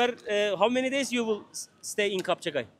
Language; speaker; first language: English; non-native, learner; Turkish